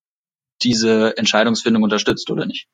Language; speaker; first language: German; native; German